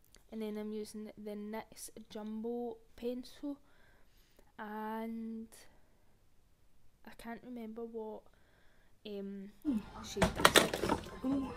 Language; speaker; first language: English; native; English